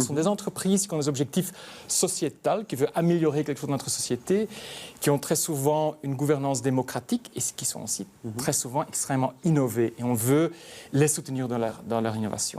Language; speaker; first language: French; native; French